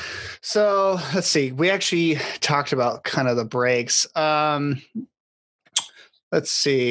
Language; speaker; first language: English; native; English